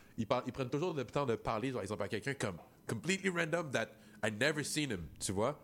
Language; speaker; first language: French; native; French